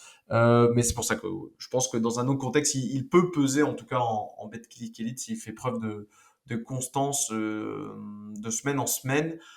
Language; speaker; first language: French; native; French